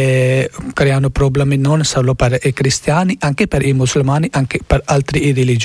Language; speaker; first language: Italian; non-native, learner; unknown